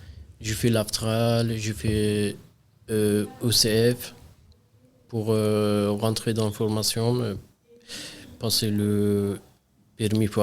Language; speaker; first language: French; non-native, learner; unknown